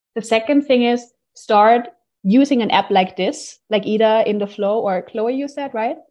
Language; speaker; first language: English; non-native, fluent; German